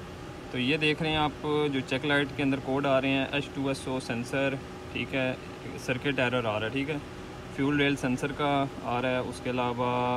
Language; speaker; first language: Urdu; native; Urdu